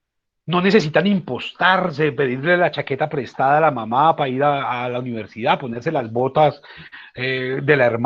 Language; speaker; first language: Spanish; native; Spanish